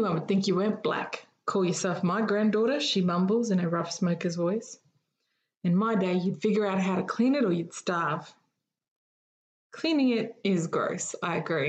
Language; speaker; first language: English; native; English